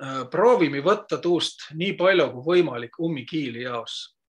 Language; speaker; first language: Estonian; non-native, local second language; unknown